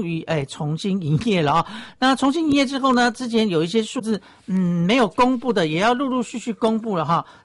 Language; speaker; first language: Chinese; native; Chinese